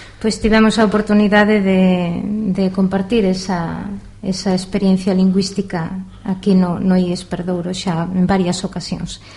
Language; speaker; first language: Galician; native; Galician